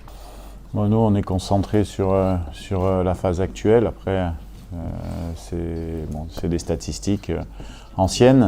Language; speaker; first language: French; native; French